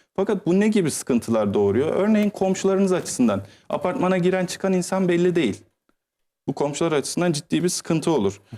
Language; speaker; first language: Turkish; native; Turkish